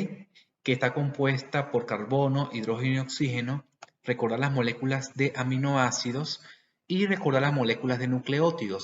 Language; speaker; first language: Spanish; native; Spanish